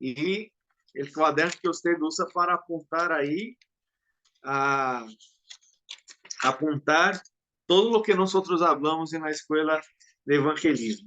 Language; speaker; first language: Portuguese; non-native, learner; Spanish